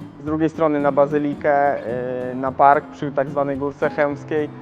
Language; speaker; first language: Polish; native; Polish